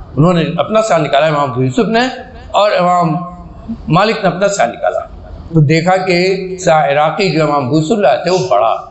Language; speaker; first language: Urdu; native; Urdu